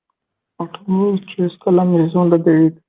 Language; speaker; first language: French; non-native, learner; Hindi